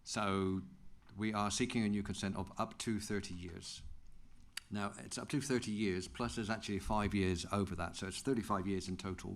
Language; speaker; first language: English; native; English